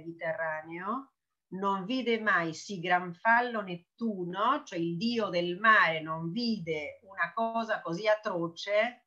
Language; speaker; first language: Italian; non-native, fluent; Spanish